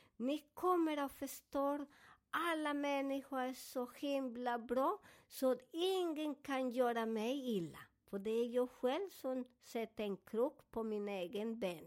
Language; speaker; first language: Swedish; non-native, fluent; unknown